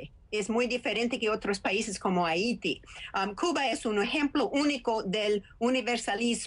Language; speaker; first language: Spanish; non-native, fluent; English